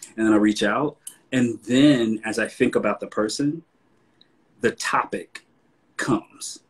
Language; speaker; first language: English; native; English